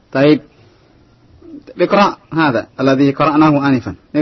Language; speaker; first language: Arabic; non-native, fluent; Indonesian